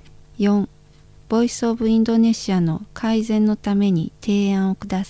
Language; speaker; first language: Japanese; non-native, fluent; Indonesian